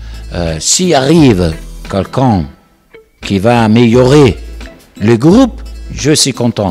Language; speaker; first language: French; non-native, learner; Italian